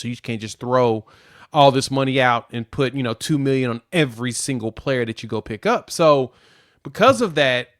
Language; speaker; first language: English; native; English